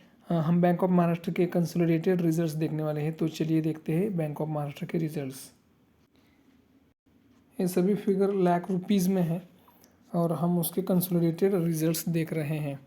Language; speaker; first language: Hindi; non-native, local second language; Marathi